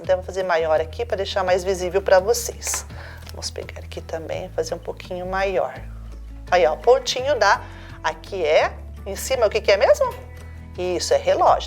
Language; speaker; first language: Portuguese; native; Portuguese